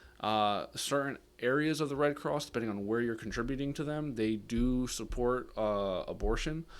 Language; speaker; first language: English; native; English